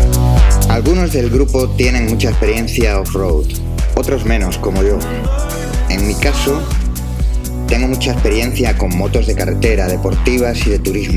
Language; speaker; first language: Spanish; native; Spanish